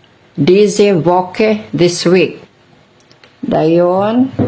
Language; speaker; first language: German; non-native, fluent; Cebuano